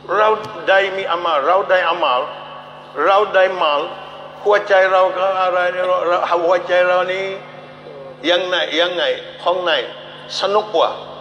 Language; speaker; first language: Thai; non-native, local second language; Malay